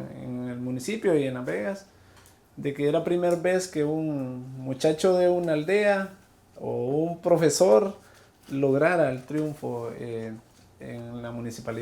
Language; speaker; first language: Spanish; native; Spanish